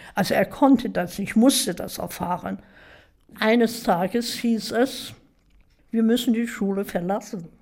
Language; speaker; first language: German; native; German